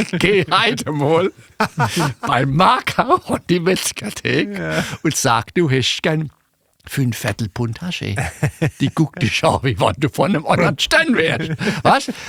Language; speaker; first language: German; native; German